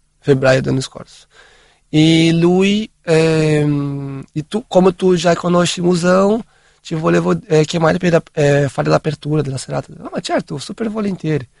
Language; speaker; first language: Italian; non-native, fluent; Portuguese